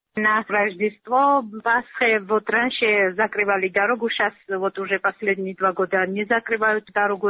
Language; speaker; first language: Russian; non-native, local second language; Georgian